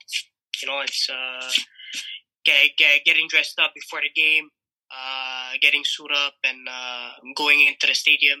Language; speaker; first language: English; native; English